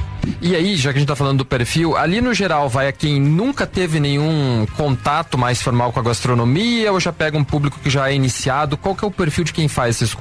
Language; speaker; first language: Portuguese; native; Portuguese